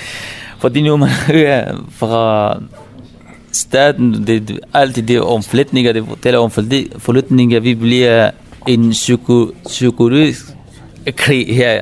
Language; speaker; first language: Danish; non-native, learner; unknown